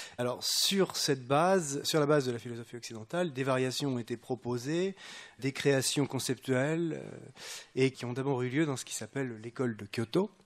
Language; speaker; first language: French; native; French